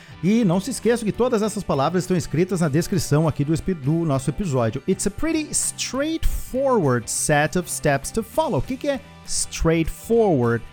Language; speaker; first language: Portuguese; native; Portuguese